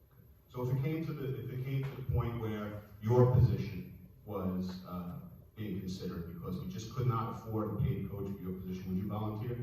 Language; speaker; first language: English; native; English